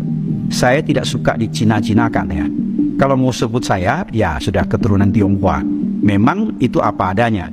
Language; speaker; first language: Indonesian; native; Indonesian